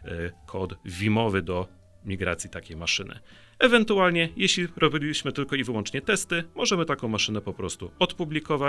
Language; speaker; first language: Polish; native; Polish